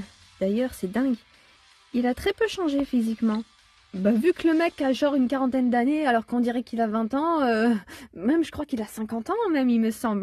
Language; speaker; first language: French; native; French